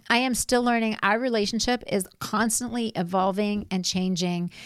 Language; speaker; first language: English; native; English